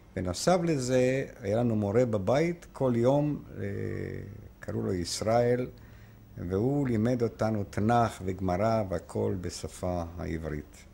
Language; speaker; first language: Hebrew; non-native, fluent; Ukrainian